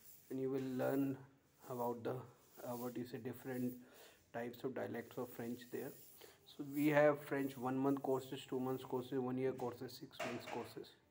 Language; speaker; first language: English; non-native, local second language; Hindi